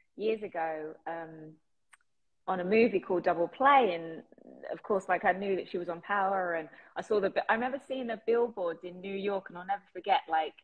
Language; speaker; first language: English; native; English